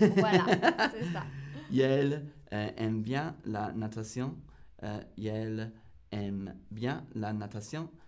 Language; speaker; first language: French; non-native, fluent; English